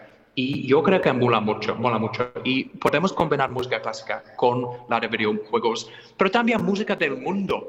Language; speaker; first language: Spanish; non-native, fluent; English